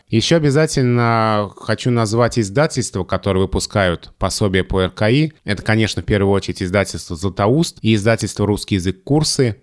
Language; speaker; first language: Russian; native; Russian